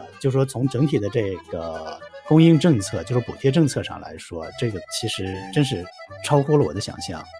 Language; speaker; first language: Chinese; native; Chinese